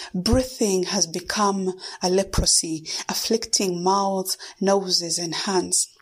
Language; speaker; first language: English; non-native, local second language; Kikuyu